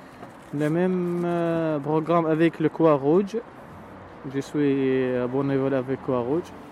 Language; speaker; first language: French; non-native, learner; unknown